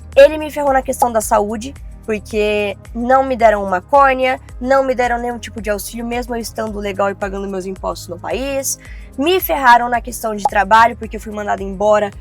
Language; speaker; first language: Portuguese; native; Portuguese